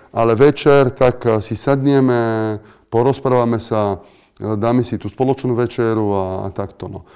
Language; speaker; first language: Slovak; non-native, fluent; Italian